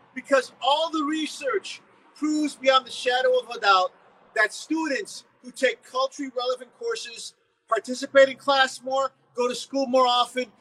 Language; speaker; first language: English; early bilingual, other home language; Spanish